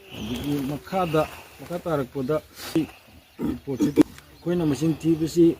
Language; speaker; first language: Manipuri; native; Manipuri